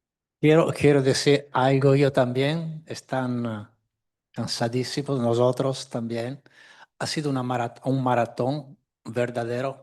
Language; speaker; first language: Spanish; non-native, fluent; Italian